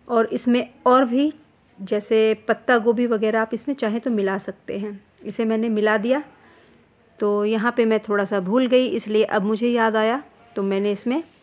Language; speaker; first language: Hindi; native; Hindi